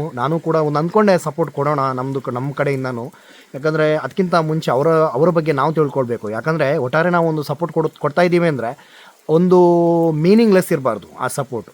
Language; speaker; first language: Kannada; non-native, local second language; Konkani